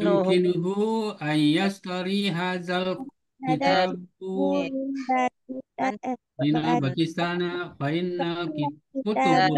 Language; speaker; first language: Arabic; non-native, learner; Indonesian